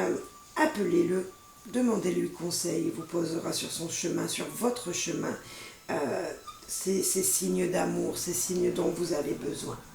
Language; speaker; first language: French; native; French